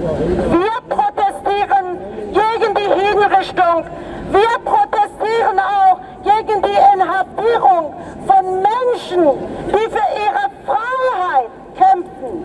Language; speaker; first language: German; non-native, fluent; Persian